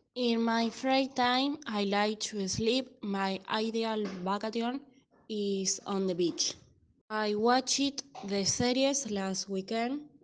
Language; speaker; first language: English; non-native, learner; Spanish